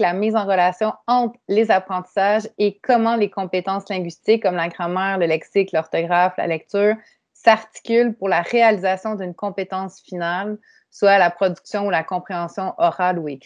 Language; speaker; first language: French; native; French